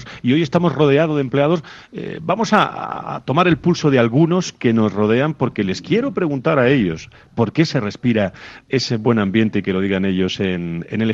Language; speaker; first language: Spanish; native; Spanish